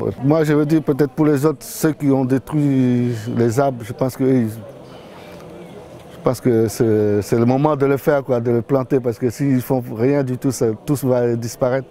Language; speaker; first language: French; non-native, local second language; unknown